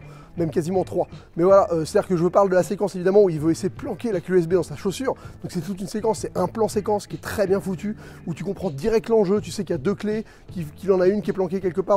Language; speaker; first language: French; native; French